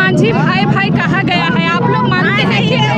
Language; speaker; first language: Hindi; native; Hindi